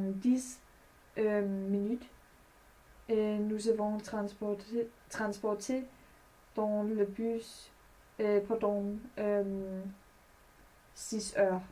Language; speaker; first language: French; non-native, learner; Danish